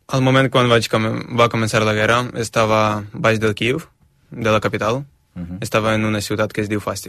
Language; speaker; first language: Catalan; non-native, fluent; Ukrainian